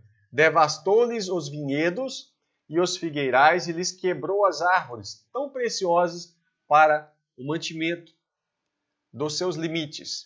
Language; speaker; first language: Portuguese; native; Portuguese